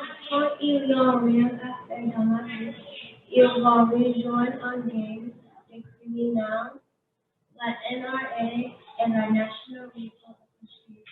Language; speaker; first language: French; non-native, learner; English